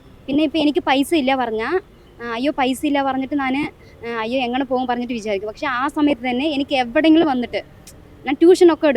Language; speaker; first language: Malayalam; non-native, local second language; Tamil